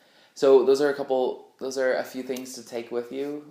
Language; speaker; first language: English; native; English